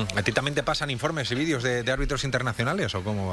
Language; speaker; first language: Spanish; native; Spanish